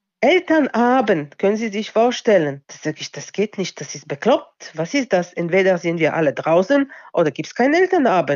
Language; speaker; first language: German; non-native, local second language; Bulgarian